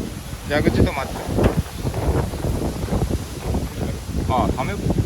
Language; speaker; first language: Japanese; native; Japanese